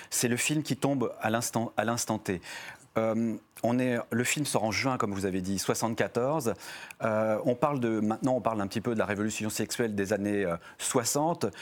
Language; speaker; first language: French; native; French